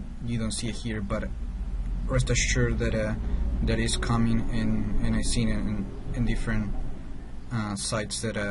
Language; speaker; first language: English; non-native, fluent; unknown